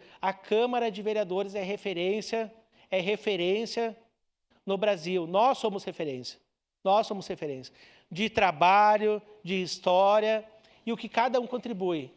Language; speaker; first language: Portuguese; native; Portuguese